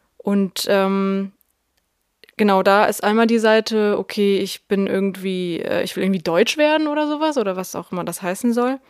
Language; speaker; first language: German; early bilingual, other home language; Russian